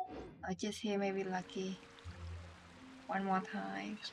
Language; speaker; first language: English; non-native, learner; Vietnamese